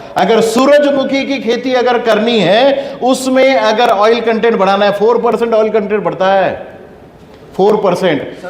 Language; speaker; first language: Hindi; non-native, local second language; Kannada